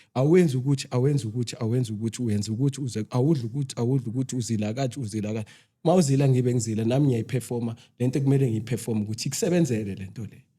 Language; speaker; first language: Zulu; native; Zulu